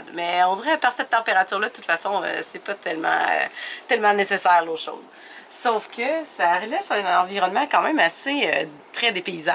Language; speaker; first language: French; native; French